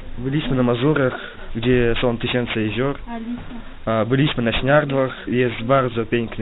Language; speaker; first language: Polish; non-native, learner; Russian